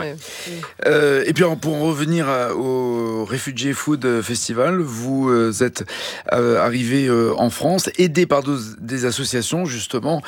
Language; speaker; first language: French; native; French